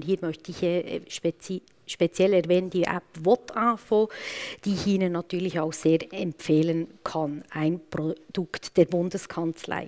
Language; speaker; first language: German; native; German